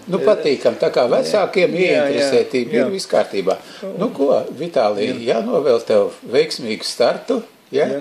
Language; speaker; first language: Latvian; native; Latvian